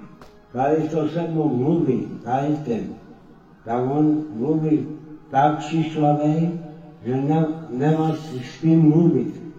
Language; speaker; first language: Czech; non-native, local second language; Romany